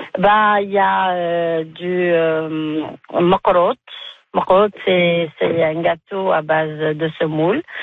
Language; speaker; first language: French; non-native, local second language; Arabic